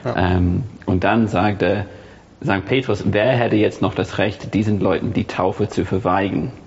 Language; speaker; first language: German; non-native, fluent; English